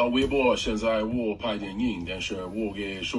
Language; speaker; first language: Chinese; non-native, learner; English